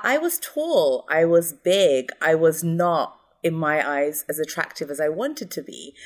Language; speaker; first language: English; early bilingual, other home language; Hindi